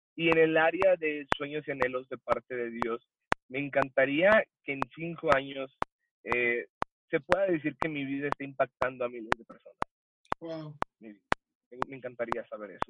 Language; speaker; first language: Spanish; early bilingual, heritage; Spanish